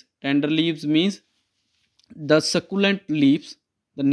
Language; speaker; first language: English; non-native, local second language; Punjabi